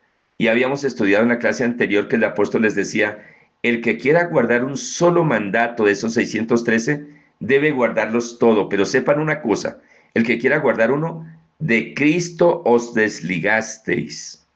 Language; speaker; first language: Spanish; native; Spanish